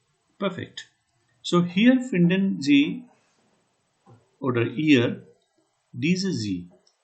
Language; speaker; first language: German; non-native, learner; Hindi